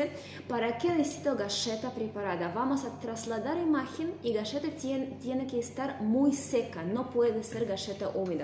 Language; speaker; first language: Spanish; non-native, fluent; Russian